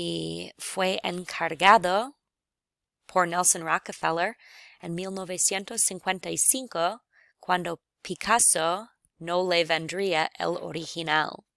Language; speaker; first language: Spanish; non-native, fluent; English